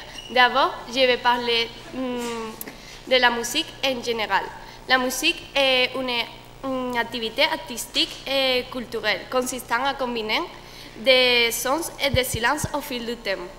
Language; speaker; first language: French; non-native, learner; Spanish